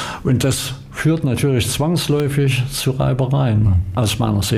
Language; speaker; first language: German; native; German